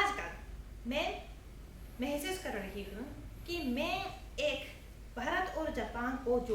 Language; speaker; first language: Hindi; non-native, fluent; Japanese